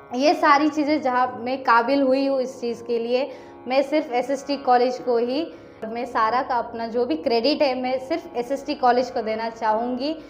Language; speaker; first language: Hindi; non-native, local second language; Nepali